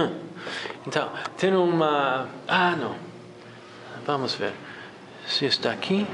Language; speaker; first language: Portuguese; non-native, fluent; English